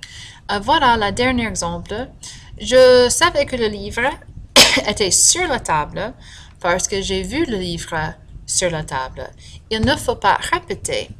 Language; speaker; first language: French; non-native, fluent; English